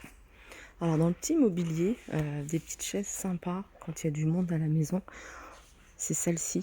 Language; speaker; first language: French; native; French